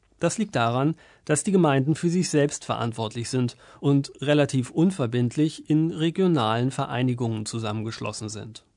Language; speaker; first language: German; native; German